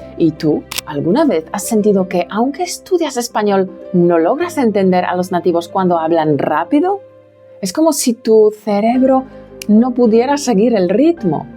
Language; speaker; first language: Spanish; non-native, fluent; Polish